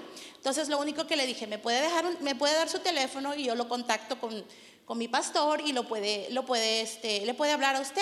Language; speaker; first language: Spanish; native; Spanish